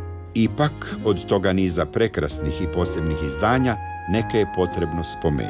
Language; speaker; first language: Croatian; native; Croatian